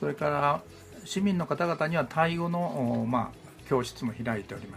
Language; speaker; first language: Japanese; native; Japanese